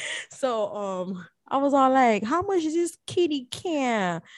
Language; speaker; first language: English; early bilingual, other home language; Spanish